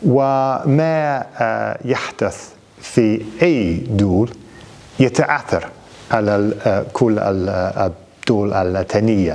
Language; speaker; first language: Arabic; non-native, fluent; English